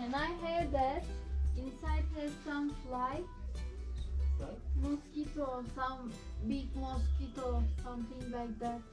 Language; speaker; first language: English; non-native, learner; Turkish